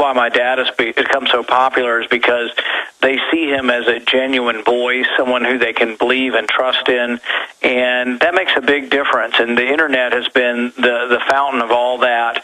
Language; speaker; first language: English; native; English